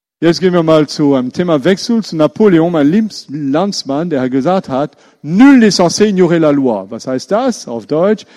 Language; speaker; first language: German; non-native, fluent; French